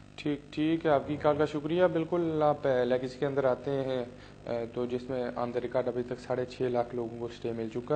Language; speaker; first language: Urdu; native; Urdu